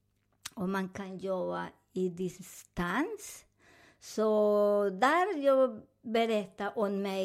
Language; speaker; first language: Swedish; non-native, learner; Spanish